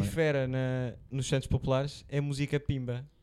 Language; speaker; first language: Portuguese; native; Portuguese